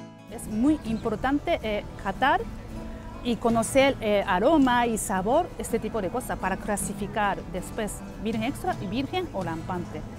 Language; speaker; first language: Spanish; non-native, learner; Japanese